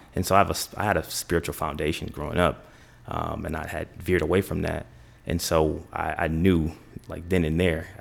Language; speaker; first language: English; native; English